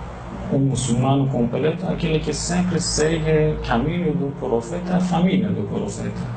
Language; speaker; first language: Portuguese; non-native, learner; Persian